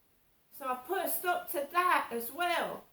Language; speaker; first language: English; native; English